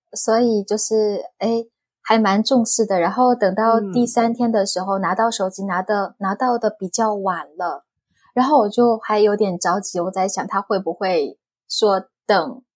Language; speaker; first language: Chinese; non-native, fluent; Korean